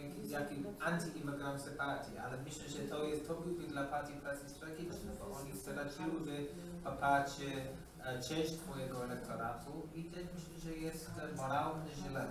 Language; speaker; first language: Polish; non-native, learner; English